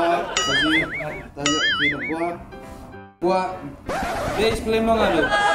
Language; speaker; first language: Italian; non-native, learner; Filipino